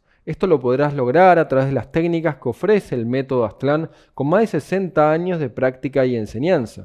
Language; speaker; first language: Spanish; native; Spanish